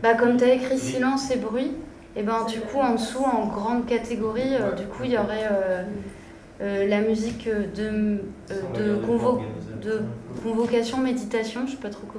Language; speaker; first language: French; native; French